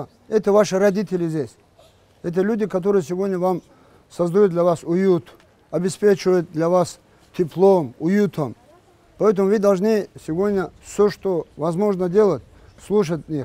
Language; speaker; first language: Russian; non-native, local second language; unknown